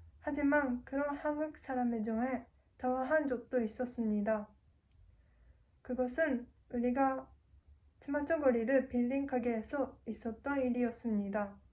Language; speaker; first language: Korean; non-native, learner; Japanese